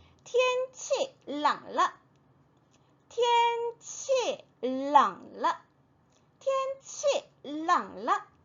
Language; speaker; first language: Chinese; non-native, fluent; Korean